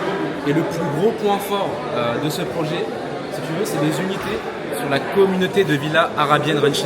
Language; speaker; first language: French; native; French